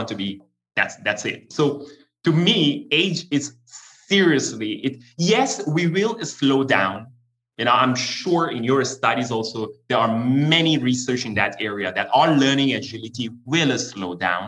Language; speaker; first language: English; non-native, fluent; Persian